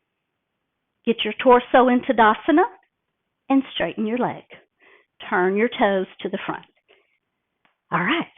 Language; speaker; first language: English; native; English